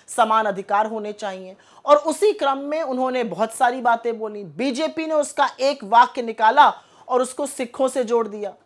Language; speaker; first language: Hindi; native; Hindi